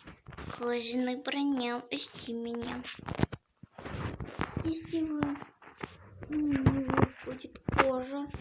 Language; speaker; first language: Russian; non-native, local second language; Kazakh